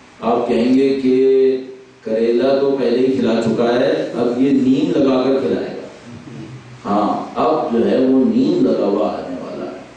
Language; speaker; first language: Urdu; native; Urdu